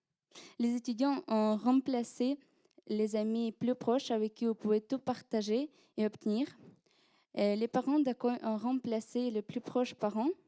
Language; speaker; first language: French; non-native, learner; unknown